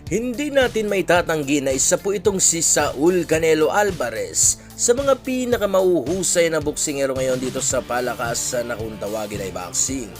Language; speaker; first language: Filipino; non-native, local second language; Cebuano